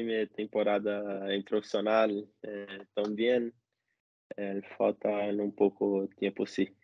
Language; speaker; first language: Spanish; non-native, learner; Portuguese